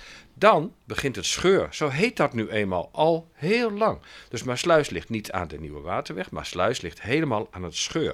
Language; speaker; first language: Dutch; native; Dutch